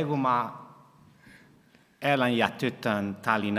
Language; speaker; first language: Estonian; non-native, learner; Spanish